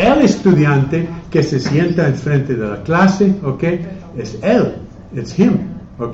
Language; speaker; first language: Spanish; non-native, fluent; English